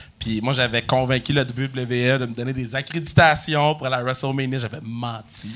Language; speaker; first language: French; native; French